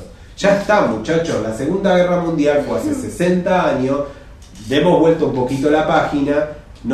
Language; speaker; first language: Spanish; native; Spanish